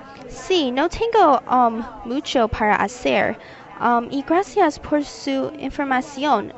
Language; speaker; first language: Spanish; non-native, learner; English